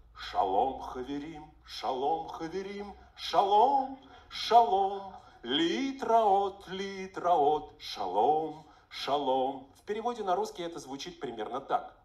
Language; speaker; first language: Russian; native; Russian